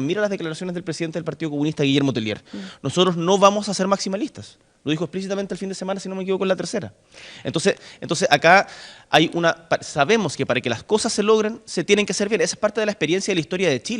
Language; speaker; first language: Spanish; native; Spanish